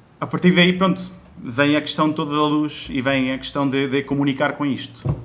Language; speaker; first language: Portuguese; non-native, fluent; Spanish